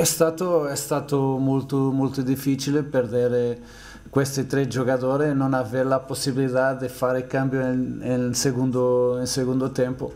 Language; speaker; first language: Italian; non-native, fluent; Portuguese